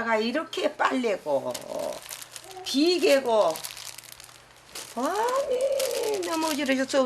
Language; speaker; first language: Korean; native; Korean